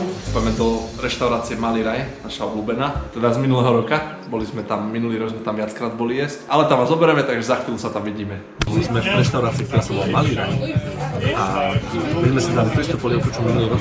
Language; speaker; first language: Slovak; native; Slovak